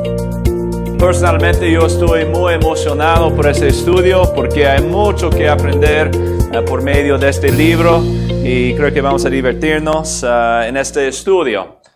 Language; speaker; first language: Spanish; non-native, fluent; English